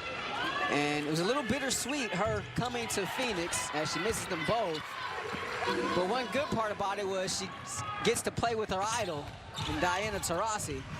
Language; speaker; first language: English; native; English